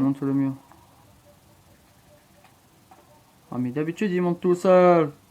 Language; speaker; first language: French; native; French